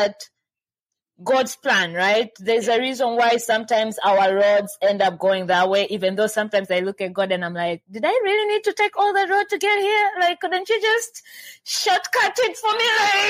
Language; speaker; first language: English; non-native, local second language; Swahili